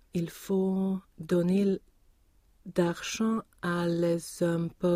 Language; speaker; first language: French; non-native, learner; Swedish